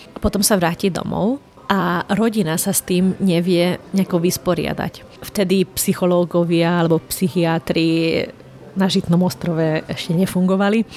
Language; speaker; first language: Slovak; non-native, local second language; Hungarian